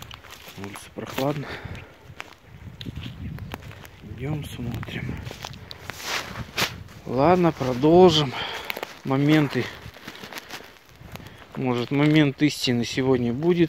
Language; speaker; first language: Russian; native; Russian